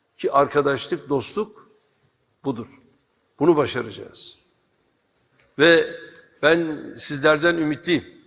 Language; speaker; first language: Turkish; native; Turkish